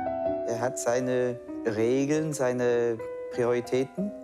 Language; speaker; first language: German; non-native, fluent; English